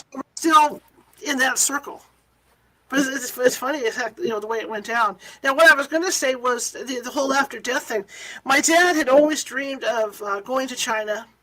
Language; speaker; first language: English; native; English